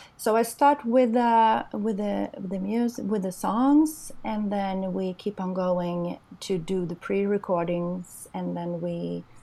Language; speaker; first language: English; non-native, fluent; Swedish